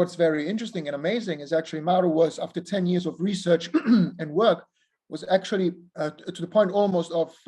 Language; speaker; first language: English; non-native, fluent; Italian